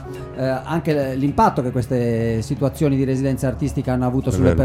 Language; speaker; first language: Italian; native; Italian